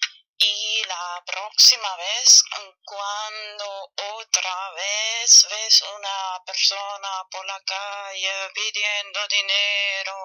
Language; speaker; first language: Spanish; non-native, fluent; German